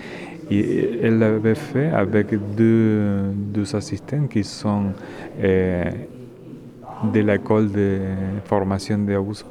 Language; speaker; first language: French; non-native, learner; Spanish